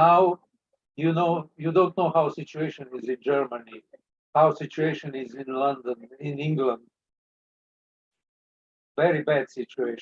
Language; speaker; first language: English; non-native, learner; Serbian